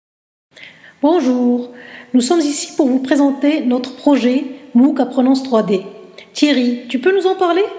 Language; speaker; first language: French; non-native, local second language; Arabic